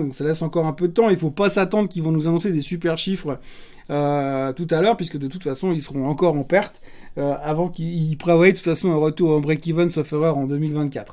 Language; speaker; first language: French; native; French